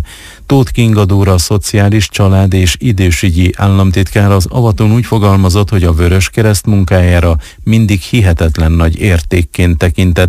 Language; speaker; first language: Hungarian; native; Hungarian